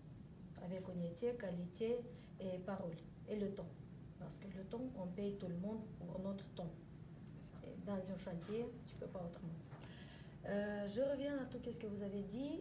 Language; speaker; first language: French; non-native, learner; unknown